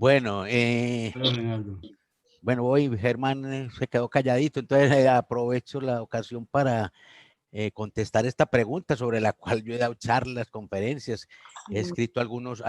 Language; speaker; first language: Spanish; native; Spanish